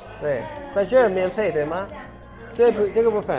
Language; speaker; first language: Chinese; non-native, learner; Turkish